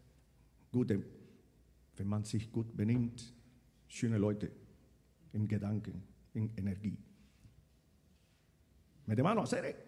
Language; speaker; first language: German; non-native, fluent; Spanish